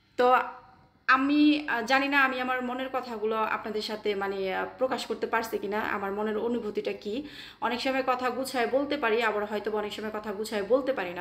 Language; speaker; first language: Bangla; native; Bangla